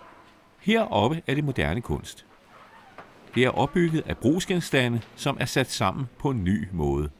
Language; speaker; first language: Danish; native; Danish